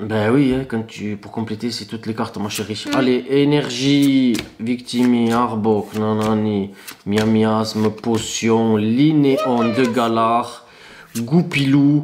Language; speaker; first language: French; native; French